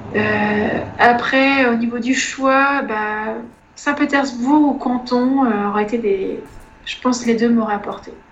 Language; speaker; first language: French; native; French